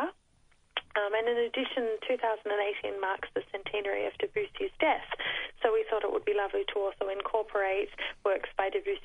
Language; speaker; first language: English; native; English